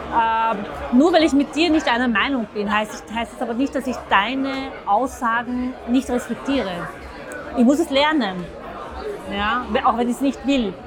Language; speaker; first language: German; early bilingual, other home language; Zaza